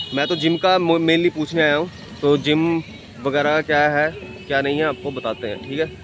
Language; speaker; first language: Hindi; native; Hindi